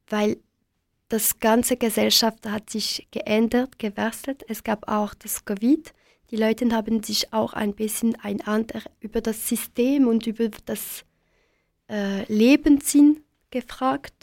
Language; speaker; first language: German; non-native, local second language; French